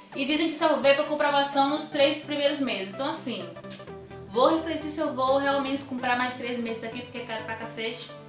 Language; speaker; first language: Portuguese; native; Portuguese